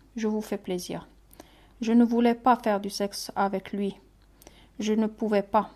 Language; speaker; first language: French; non-native, local second language; Arabic